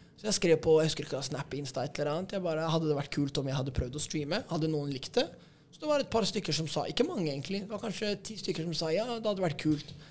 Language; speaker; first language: Norwegian; native; Norwegian